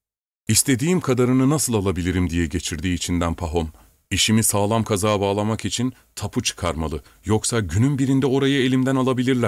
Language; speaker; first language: Turkish; native; Turkish